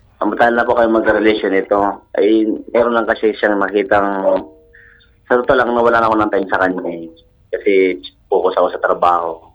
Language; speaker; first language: Filipino; non-native, local second language; Bikol